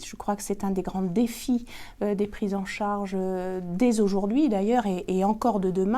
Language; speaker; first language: French; native; French